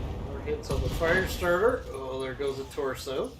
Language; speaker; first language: English; native; English